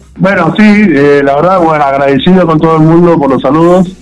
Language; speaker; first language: Spanish; native; Spanish